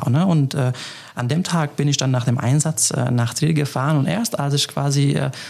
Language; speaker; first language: German; non-native, fluent; Arabic